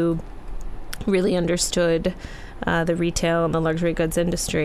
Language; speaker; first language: English; native; English